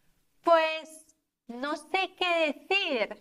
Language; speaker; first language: Spanish; non-native, fluent; German